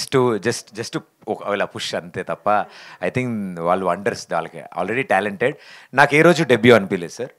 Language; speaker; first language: Telugu; native; Telugu